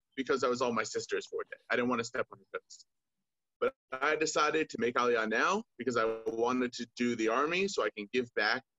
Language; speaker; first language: English; native; English